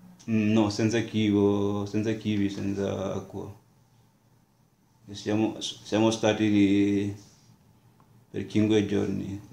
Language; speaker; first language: Italian; non-native, learner; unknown